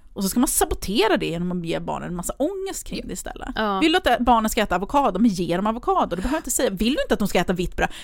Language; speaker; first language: Swedish; early bilingual, other home language; Greek